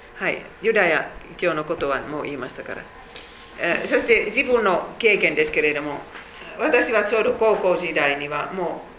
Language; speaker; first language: Japanese; non-native, fluent; Finnish